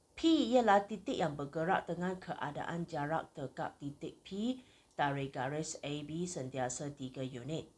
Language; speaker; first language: Malay; non-native, local second language; Chinese